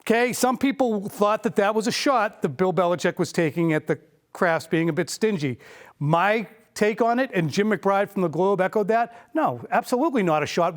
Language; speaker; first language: English; native; English